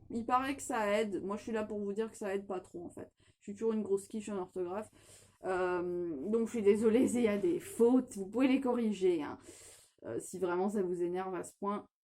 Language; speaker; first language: French; non-native, fluent; English